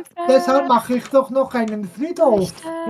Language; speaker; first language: German; non-native, fluent; French